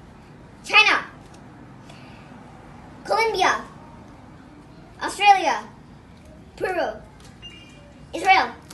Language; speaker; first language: English; non-native, local second language; Mizo